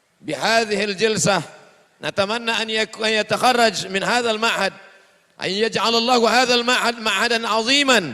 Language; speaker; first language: Arabic; non-native, fluent; Indonesian